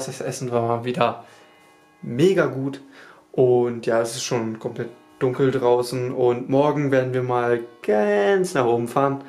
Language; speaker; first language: German; native; German